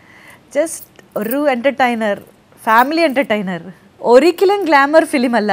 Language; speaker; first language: Malayalam; non-native, fluent; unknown